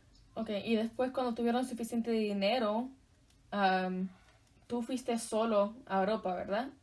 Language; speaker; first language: Spanish; early bilingual, heritage; Spanish